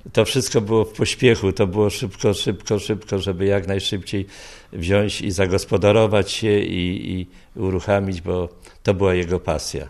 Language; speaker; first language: Polish; native; Polish